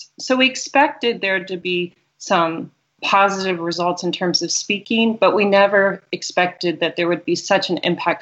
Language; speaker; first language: English; native; English